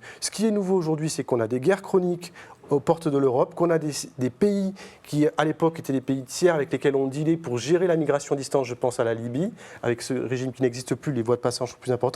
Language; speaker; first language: French; native; French